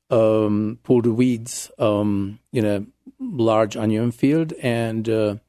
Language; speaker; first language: English; non-native, fluent; Czech